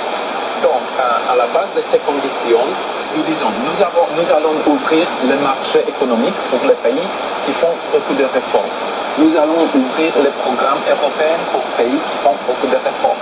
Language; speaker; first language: French; non-native, fluent; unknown